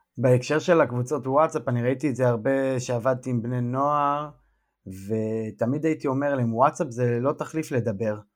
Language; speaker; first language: Hebrew; native; Hebrew